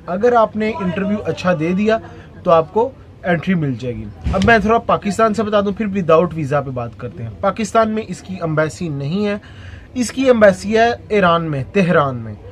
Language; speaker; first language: Urdu; non-native, local second language; Punjabi